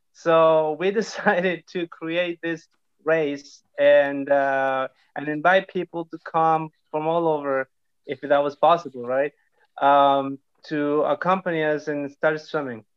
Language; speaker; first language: English; non-native, fluent; Spanish